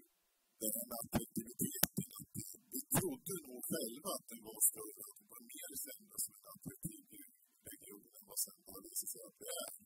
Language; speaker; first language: Swedish; native; Swedish